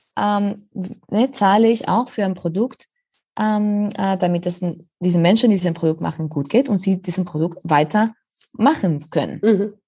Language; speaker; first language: German; non-native, fluent; Spanish